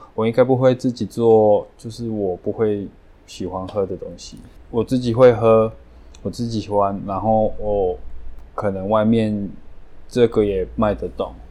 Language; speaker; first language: Chinese; early bilingual, heritage; Chinese